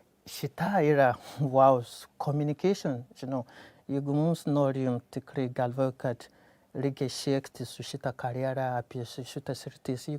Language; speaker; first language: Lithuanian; non-native, learner; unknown